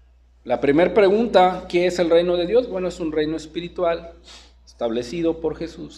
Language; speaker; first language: Spanish; native; Spanish